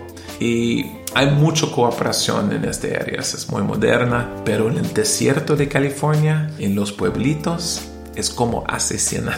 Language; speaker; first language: Spanish; non-native, learner; English